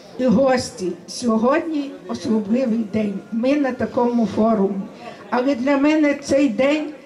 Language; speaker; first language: Ukrainian; early bilingual, other home language; Rusyn